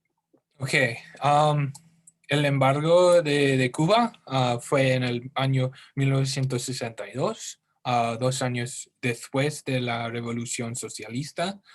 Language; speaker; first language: Spanish; non-native, learner; English